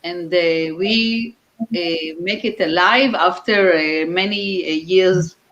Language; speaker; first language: English; non-native, fluent; Hebrew